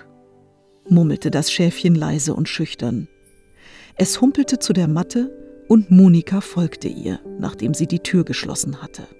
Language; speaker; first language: German; native; German